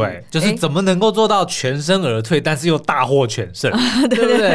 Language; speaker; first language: Chinese; native; Chinese